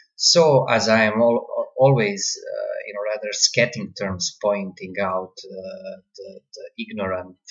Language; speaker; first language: English; non-native, fluent; Croatian